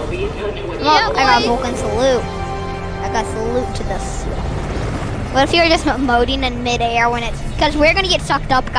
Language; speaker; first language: English; native; English